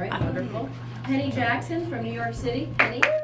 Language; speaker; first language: English; native; English